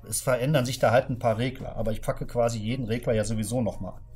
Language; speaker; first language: German; native; German